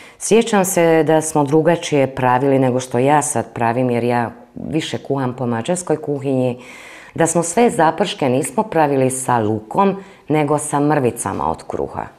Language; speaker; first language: Croatian; non-native, local second language; Hungarian